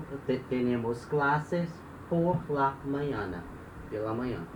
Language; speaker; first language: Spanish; non-native, fluent; Portuguese